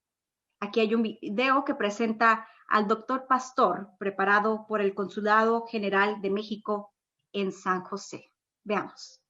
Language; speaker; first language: Spanish; native; Spanish